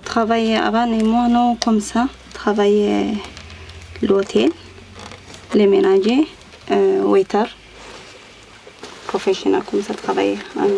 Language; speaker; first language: French; non-native, learner; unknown